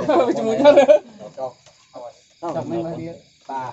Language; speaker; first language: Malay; non-native, local second language; Sundanese